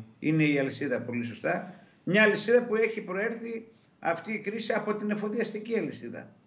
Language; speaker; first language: Greek; native; Greek